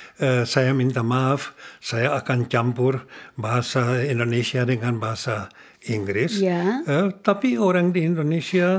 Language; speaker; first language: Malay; non-native, learner; Czech